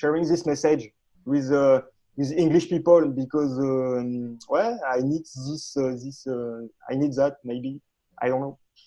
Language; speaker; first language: English; non-native, learner; French